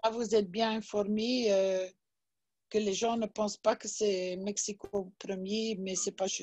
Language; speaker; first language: French; non-native, learner; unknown